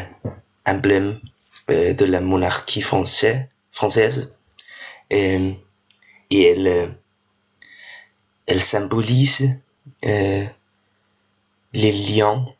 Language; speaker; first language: French; non-native, learner; Danish